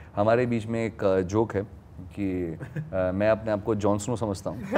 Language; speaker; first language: Hindi; native; Hindi